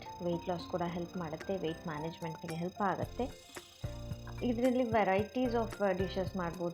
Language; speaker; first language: Kannada; native; Kannada